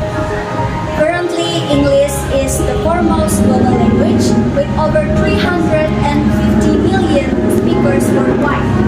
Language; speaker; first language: English; non-native, fluent; Indonesian